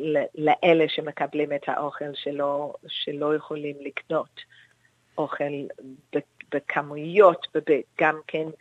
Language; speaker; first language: Hebrew; non-native, fluent; English